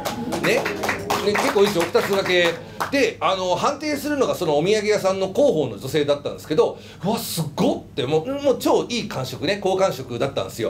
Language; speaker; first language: Japanese; native; Japanese